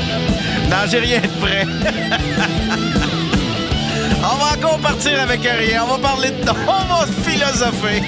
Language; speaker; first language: French; native; French